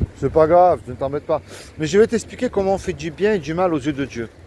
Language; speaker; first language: French; native; French